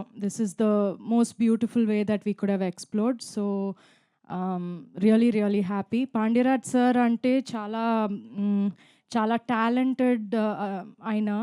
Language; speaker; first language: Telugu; non-native, fluent; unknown